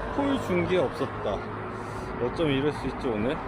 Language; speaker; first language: Korean; native; Korean